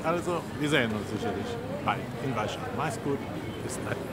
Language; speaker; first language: German; non-native, fluent; Polish